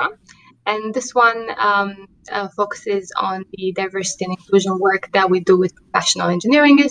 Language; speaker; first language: English; non-native, fluent; Romanian